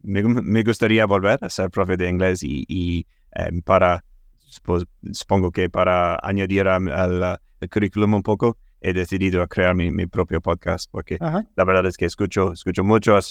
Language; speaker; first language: Spanish; non-native, fluent; English